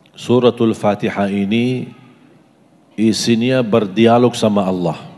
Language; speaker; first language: Indonesian; non-native, fluent; Arabic